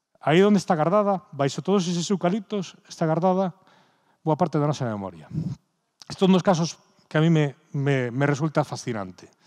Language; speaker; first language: Galician; native; Galician